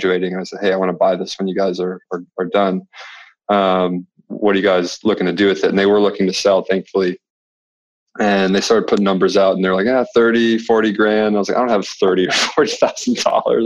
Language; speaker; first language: English; native; English